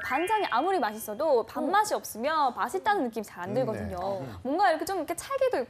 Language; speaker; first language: Korean; native; Korean